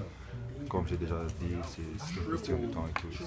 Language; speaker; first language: French; non-native, local second language; Arabic